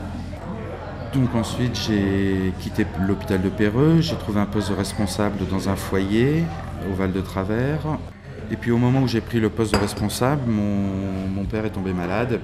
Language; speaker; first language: French; native; French